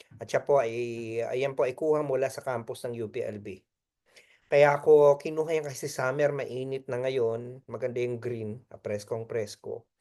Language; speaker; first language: Filipino; native; Filipino